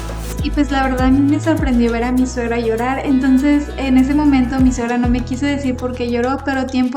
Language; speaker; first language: Spanish; native; Spanish